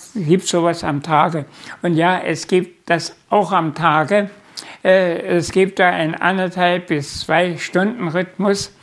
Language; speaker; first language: German; native; German